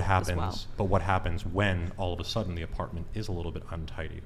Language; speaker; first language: English; native; English